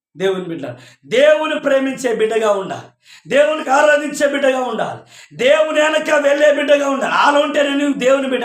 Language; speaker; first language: Telugu; non-native, local second language; Koya